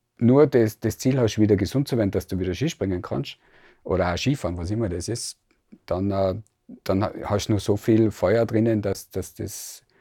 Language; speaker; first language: German; native; German